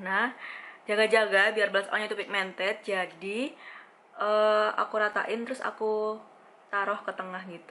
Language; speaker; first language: Indonesian; native; Indonesian